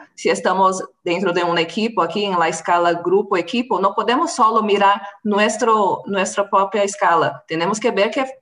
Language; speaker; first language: Spanish; non-native, fluent; Portuguese